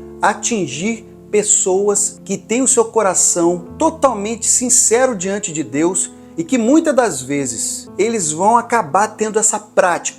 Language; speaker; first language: Portuguese; native; Portuguese